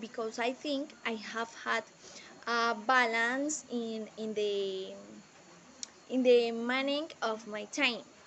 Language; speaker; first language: English; non-native, learner; Spanish